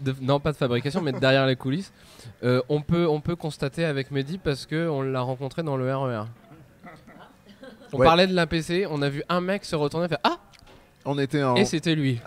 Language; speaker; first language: French; native; French